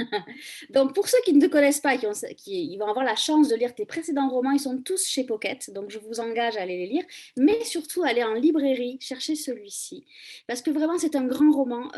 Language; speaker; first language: French; native; French